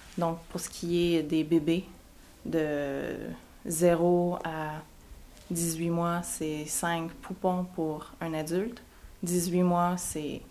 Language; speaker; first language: French; native; French